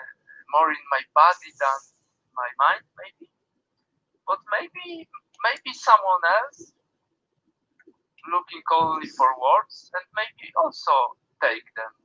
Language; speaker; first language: English; non-native, learner; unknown